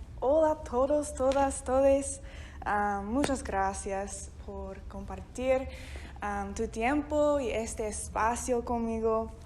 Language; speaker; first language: Spanish; non-native, fluent; English